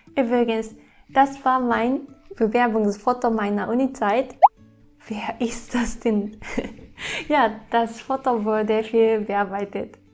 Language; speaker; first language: German; non-native, fluent; Japanese